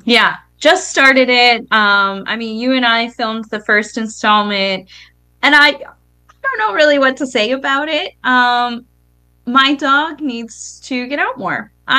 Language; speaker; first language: English; native; English